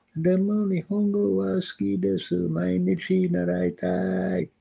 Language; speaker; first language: Japanese; non-native, learner; English